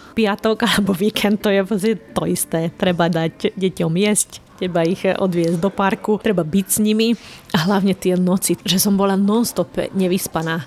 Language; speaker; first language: Slovak; non-native, local second language; Hungarian